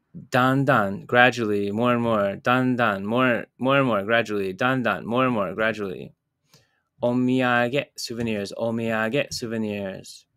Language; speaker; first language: English; native; English